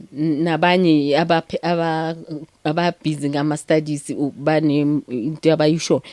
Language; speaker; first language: Zulu; native; Zulu